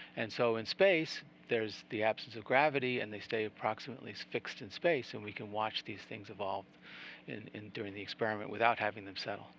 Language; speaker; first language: English; native; English